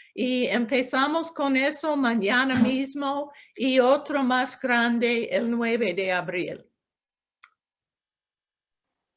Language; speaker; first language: Spanish; non-native, local second language; English